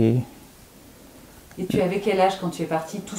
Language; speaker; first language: French; native; French